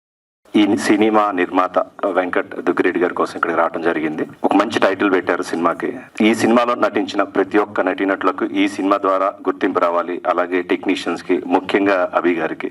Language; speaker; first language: Telugu; native; Telugu